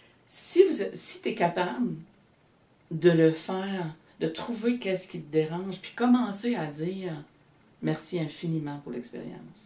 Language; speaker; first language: French; native; French